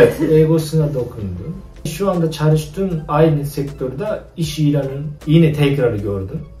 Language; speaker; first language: Turkish; non-native, fluent; Japanese